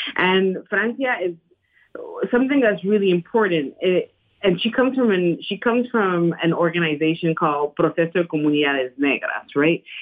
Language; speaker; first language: English; non-native, fluent; Spanish